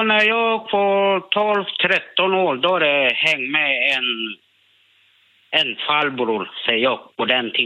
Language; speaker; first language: Swedish; non-native, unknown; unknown